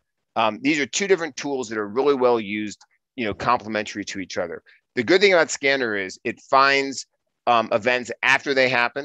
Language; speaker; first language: English; native; English